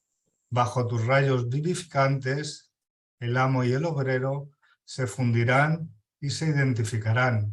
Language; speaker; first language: Spanish; native; Spanish